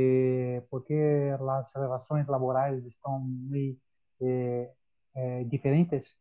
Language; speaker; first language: Spanish; non-native, fluent; Portuguese